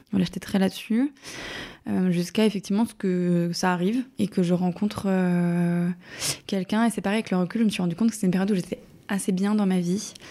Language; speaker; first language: French; native; French